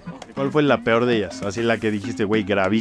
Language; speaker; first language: Spanish; native; Spanish